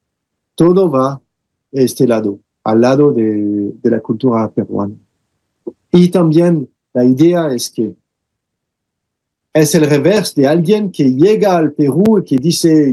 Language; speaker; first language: Spanish; non-native, fluent; French